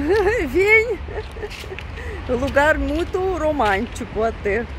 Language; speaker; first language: Portuguese; non-native, fluent; Russian